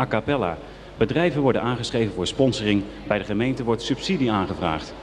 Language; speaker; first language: Dutch; native; Dutch